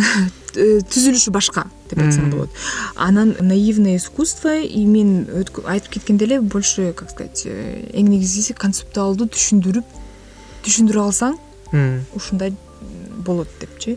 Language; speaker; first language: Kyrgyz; non-native, local second language; Russian